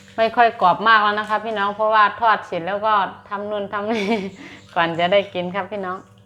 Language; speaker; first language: Thai; native; Thai